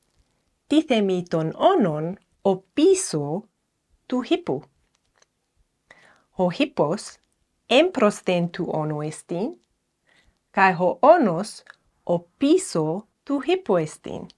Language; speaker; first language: Greek; non-native, fluent; English